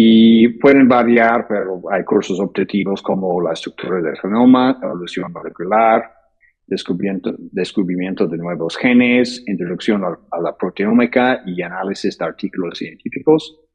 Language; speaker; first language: Spanish; non-native, fluent; English